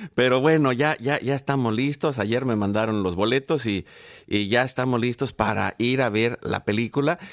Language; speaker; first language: Spanish; native; Spanish